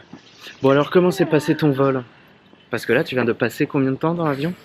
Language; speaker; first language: French; native; French